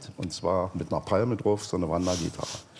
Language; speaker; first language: German; native; German